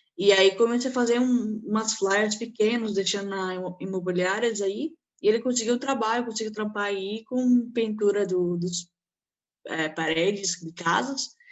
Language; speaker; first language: Portuguese; non-native, fluent; Arabic